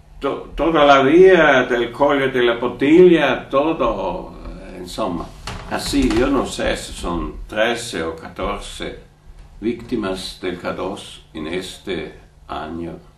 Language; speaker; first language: Italian; non-native, fluent; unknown